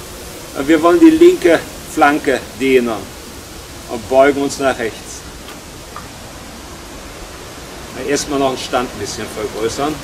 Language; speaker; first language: German; native; German